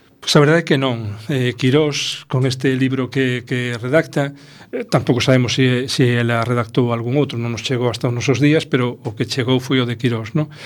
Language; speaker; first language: Galician; non-native, local second language; Spanish